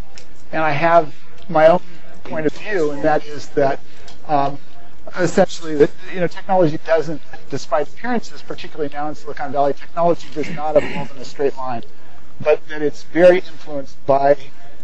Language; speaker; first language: English; native; English